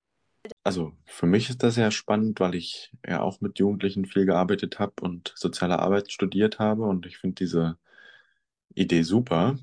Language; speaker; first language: German; native; German